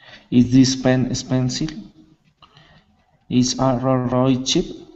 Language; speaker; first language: English; non-native, learner; Spanish